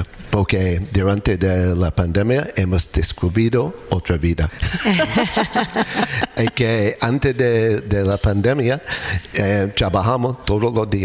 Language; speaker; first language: Spanish; non-native, learner; English